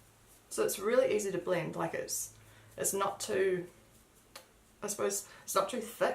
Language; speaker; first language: English; native; English